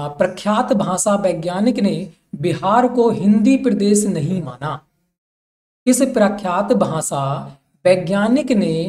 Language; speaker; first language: Hindi; native; Hindi